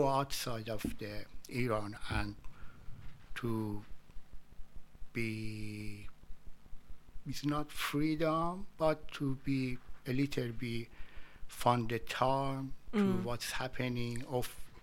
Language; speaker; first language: English; non-native, learner; Persian